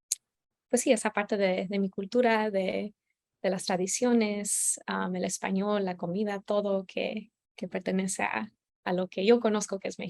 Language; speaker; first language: Spanish; early bilingual, heritage; Spanish